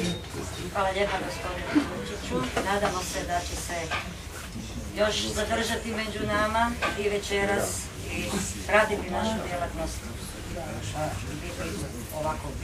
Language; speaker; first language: Croatian; native; Croatian